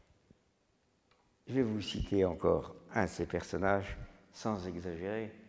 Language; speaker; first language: French; native; French